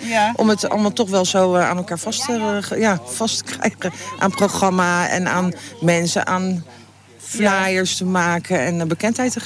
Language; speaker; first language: Dutch; native; Dutch